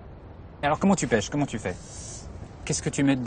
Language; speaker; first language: French; native; French